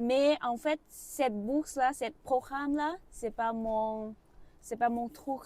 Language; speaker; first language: French; non-native, learner; Vietnamese